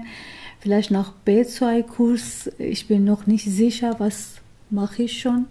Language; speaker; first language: German; non-native, learner; Persian